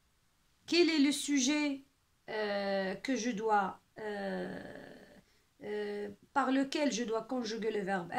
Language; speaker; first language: French; non-native, local second language; Arabic